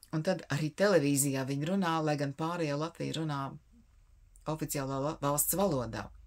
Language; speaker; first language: Latvian; native; Latvian